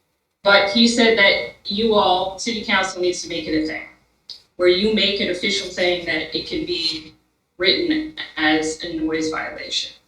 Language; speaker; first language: English; native; English